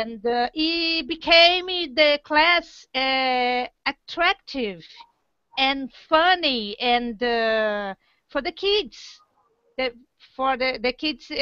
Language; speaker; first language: English; non-native, learner; Portuguese